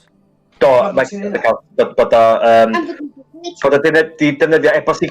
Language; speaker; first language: Welsh; native; Welsh